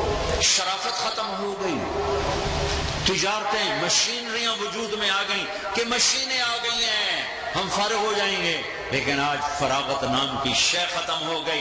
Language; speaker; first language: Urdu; non-native, local second language; Punjabi